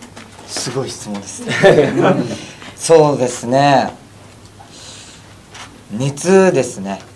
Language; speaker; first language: Japanese; native; Japanese